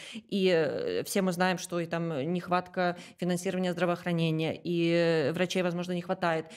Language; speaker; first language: Russian; native; Russian